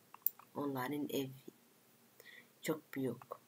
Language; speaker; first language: Turkish; non-native, fluent; Somali